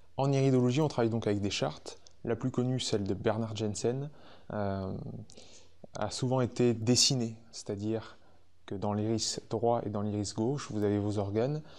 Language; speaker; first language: French; native; French